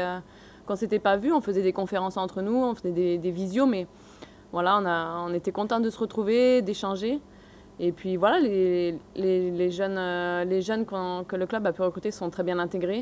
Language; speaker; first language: French; native; French